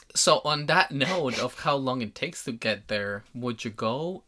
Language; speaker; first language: English; non-native, fluent; Spanish